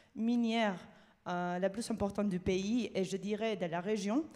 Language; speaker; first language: French; non-native, fluent; Spanish